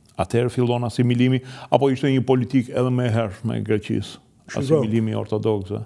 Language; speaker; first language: Albanian; native; Albanian